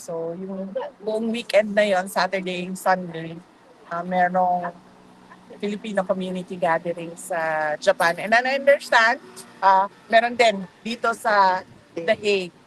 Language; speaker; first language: Filipino; non-native, local second language; Cebuano